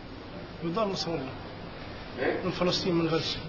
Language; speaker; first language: Arabic; native; Arabic